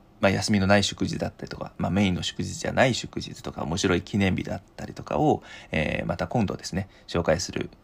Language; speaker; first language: Japanese; non-native, fluent; Chinese